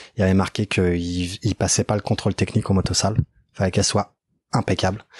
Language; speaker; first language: French; native; French